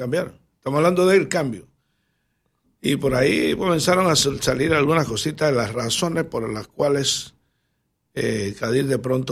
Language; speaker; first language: Spanish; native; Spanish